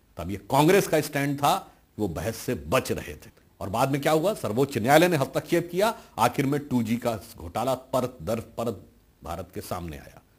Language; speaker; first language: Hindi; native; Hindi